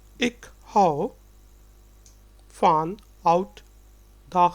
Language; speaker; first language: Dutch; non-native, fluent; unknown